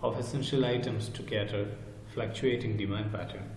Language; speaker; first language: English; non-native, local second language; Malayalam